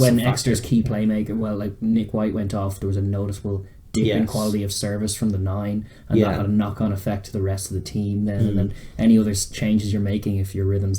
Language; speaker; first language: English; native; English